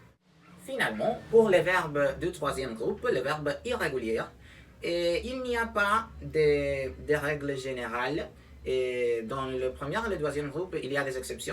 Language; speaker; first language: French; non-native, fluent; Spanish